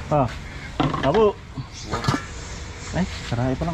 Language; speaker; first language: Filipino; native; Filipino